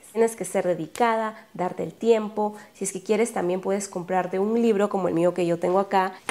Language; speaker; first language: Spanish; native; Spanish